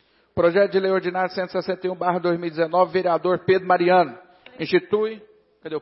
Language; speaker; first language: Portuguese; native; Portuguese